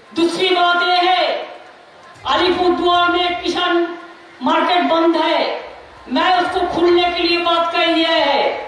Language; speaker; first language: Hindi; non-native, local second language; Bangla